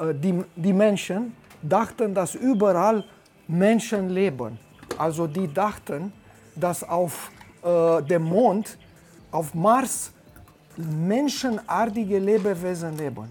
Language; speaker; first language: German; non-native, fluent; Romanian